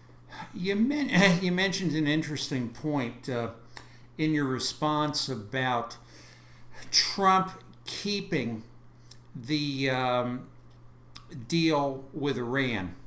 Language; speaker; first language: English; native; English